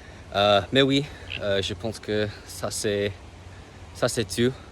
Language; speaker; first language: French; non-native, learner; English